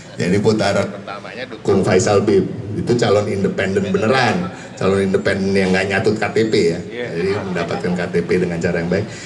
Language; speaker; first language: Indonesian; native; Indonesian